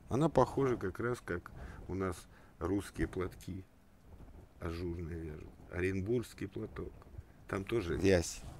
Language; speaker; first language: Russian; native; Russian